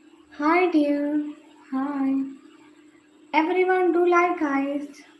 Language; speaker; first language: English; non-native, learner; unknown